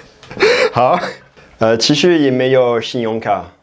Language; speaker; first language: Chinese; non-native, fluent; French